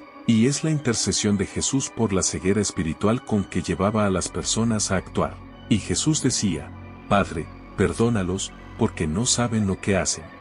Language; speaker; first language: Spanish; native; Spanish